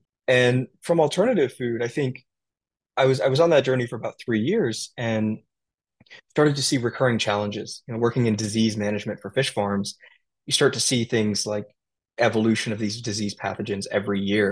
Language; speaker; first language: English; native; English